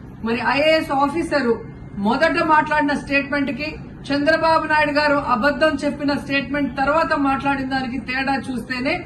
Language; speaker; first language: Telugu; native; Telugu